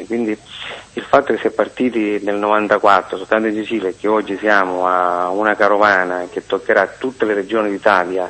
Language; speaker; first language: Italian; native; Italian